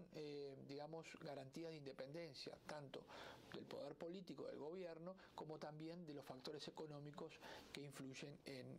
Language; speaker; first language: Spanish; native; Spanish